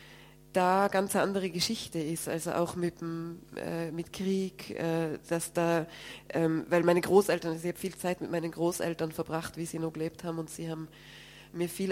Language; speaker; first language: German; native; German